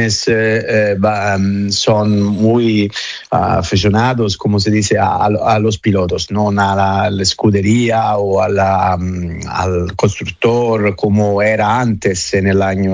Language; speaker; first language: Spanish; non-native, fluent; Italian